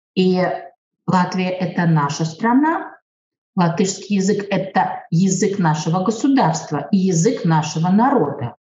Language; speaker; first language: Russian; native; Russian